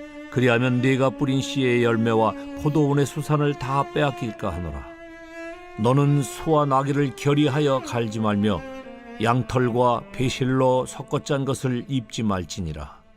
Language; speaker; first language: Korean; native; Korean